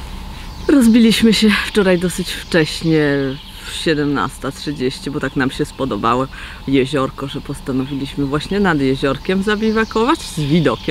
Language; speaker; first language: Polish; native; Polish